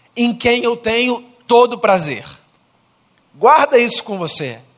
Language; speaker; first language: Portuguese; native; Portuguese